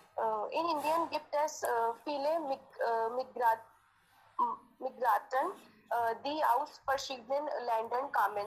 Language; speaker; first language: German; non-native, learner; Hindi